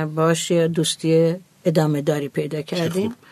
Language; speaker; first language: Persian; native; Persian